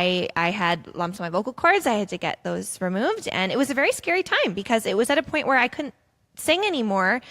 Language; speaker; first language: English; native; English